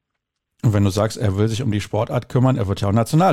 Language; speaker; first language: German; native; German